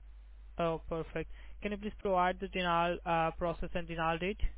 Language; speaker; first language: English; non-native, local second language; Gujarati